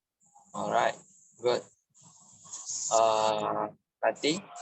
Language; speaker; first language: English; non-native, fluent; Indonesian